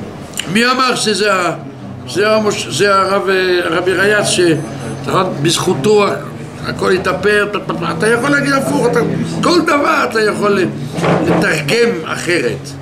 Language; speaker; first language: Hebrew; non-native, fluent; French